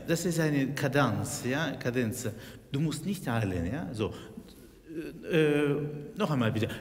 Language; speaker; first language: German; non-native, fluent; Russian